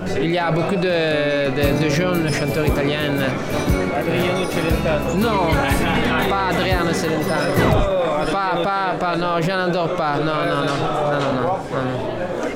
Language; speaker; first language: French; non-native, learner; Italian